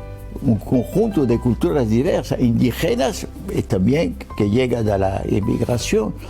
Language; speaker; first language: Spanish; non-native, fluent; French